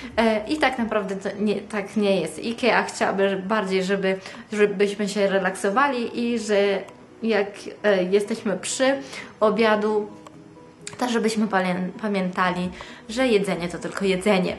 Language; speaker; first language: Polish; non-native, fluent; Italian